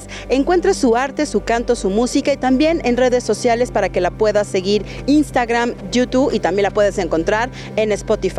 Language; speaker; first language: Spanish; native; Spanish